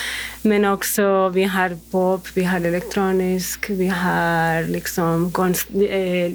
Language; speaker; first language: Swedish; non-native, fluent; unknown